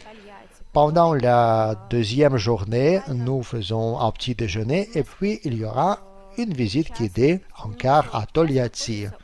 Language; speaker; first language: French; non-native, fluent; Russian